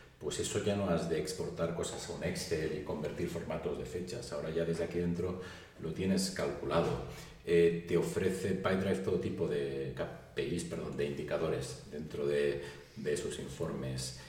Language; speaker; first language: Spanish; native; Spanish